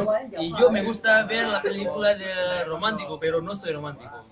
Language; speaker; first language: Spanish; non-native, learner; Indonesian